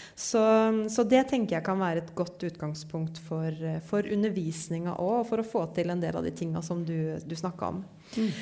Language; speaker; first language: Norwegian; native; Norwegian